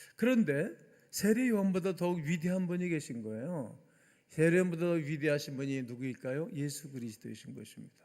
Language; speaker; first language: Korean; native; Korean